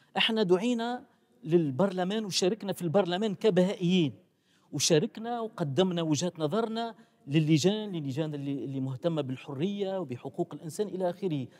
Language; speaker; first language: Arabic; native; Arabic